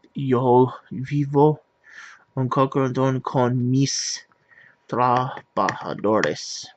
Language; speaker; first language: Spanish; non-native, learner; English